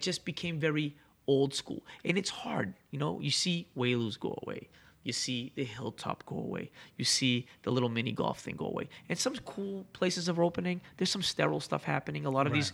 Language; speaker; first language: English; native; English